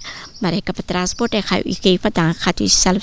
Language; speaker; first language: Dutch; non-native, local second language; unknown